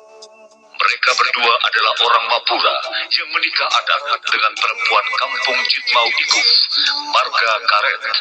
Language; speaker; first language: Indonesian; native; Indonesian